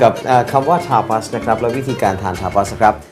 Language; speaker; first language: Thai; native; Thai